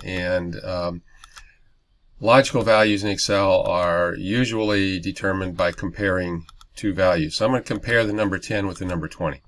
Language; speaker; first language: English; native; English